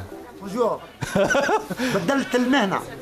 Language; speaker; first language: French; non-native, local second language; Arabic